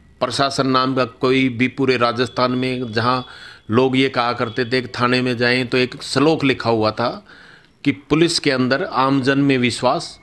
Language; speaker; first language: Hindi; native; Hindi